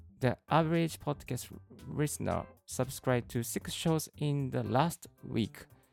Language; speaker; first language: English; non-native, fluent; Japanese